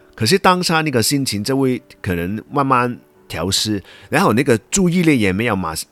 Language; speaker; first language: Chinese; non-native, local second language; Cantonese